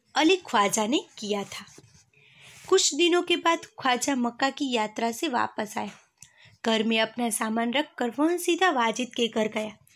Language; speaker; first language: Hindi; non-native, local second language; Gujarati